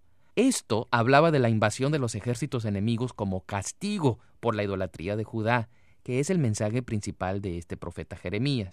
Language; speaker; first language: Spanish; native; Spanish